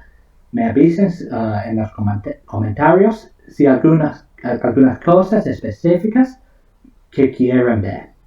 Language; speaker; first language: Spanish; non-native, fluent; English